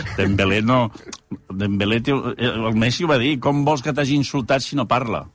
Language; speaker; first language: Catalan; early bilingual, heritage; Catalan